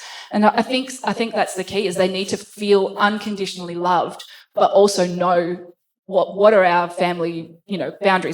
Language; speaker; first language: English; native; English